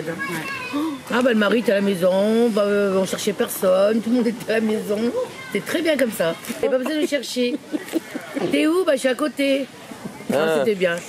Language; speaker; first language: French; native; French